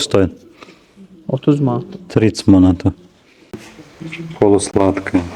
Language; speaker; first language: Russian; native; Russian